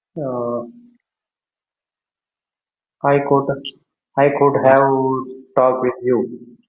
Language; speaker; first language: English; non-native, learner; Hindi